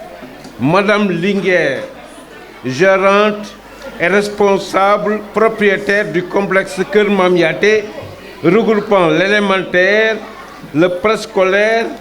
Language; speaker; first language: French; non-native, local second language; Wolof